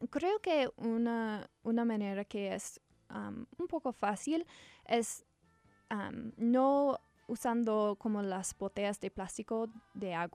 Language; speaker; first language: Spanish; non-native, learner; English